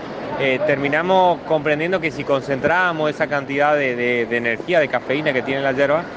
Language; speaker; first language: Spanish; native; Spanish